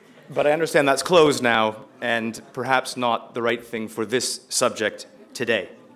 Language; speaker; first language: English; native; English